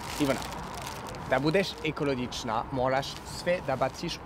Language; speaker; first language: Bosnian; non-native, learner; French